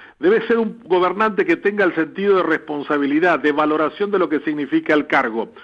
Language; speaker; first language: Spanish; non-native, local second language; Guarani